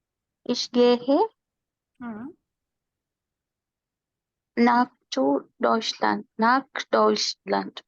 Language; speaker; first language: German; non-native, learner; Malayalam